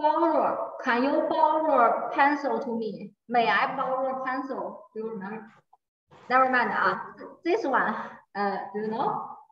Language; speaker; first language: English; non-native, learner; Chinese